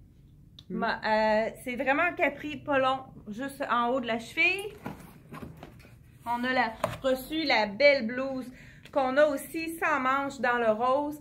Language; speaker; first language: French; native; French